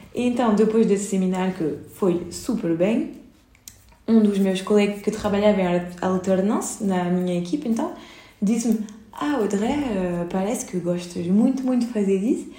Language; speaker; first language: Portuguese; early bilingual, heritage; Portuguese